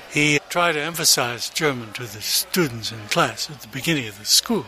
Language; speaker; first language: English; early bilingual, other home language; German